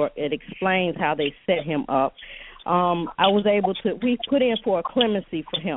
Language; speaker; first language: English; native; English